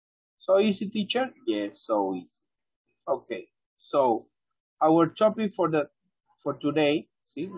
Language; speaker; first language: English; non-native, learner; Spanish